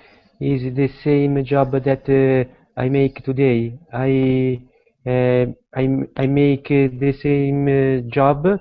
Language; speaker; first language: English; non-native, learner; Italian